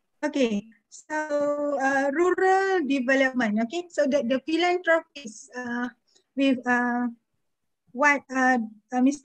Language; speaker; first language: English; non-native, fluent; Malay